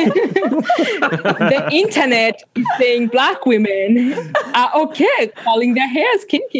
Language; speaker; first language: English; non-native, local second language; Kikuyu